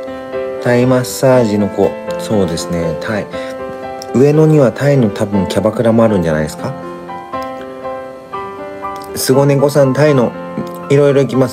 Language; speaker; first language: Japanese; native; Japanese